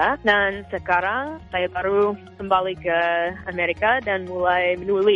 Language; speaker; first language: Indonesian; non-native, fluent; English